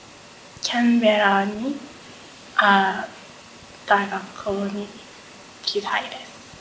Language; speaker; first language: Japanese; non-native, learner; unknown